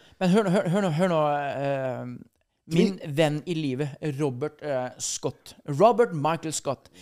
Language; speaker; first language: Norwegian; native; Norwegian